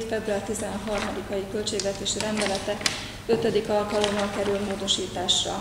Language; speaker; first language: Hungarian; native; Hungarian